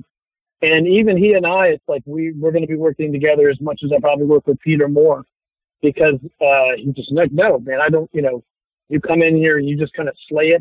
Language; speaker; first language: English; native; English